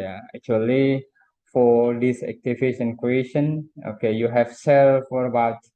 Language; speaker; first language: English; non-native, fluent; Indonesian